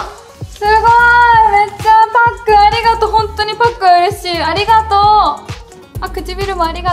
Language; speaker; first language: Japanese; native; Japanese